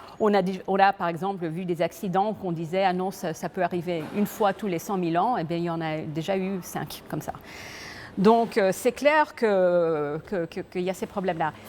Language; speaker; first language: French; early bilingual, other home language; English